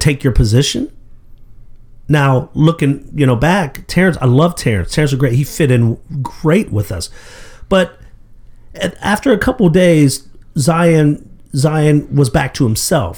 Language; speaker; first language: English; native; English